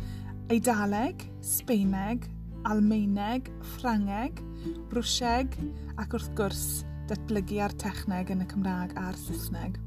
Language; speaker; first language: Welsh; non-native, local second language; English